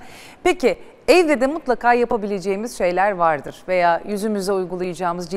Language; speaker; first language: Turkish; native; Turkish